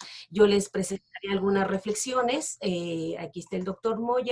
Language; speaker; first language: Spanish; native; Spanish